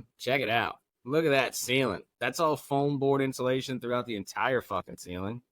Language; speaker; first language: English; native; English